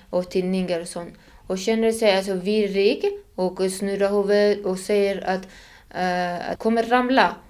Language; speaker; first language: Swedish; non-native, fluent; Persian